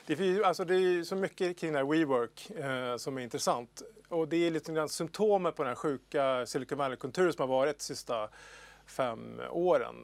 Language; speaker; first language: Swedish; native; Swedish